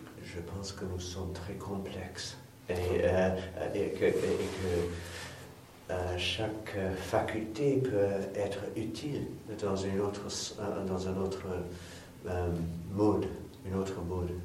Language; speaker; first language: French; non-native, fluent; English